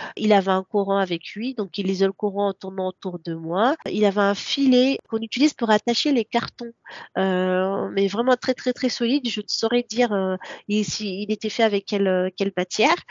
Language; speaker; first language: French; non-native, local second language; Comorian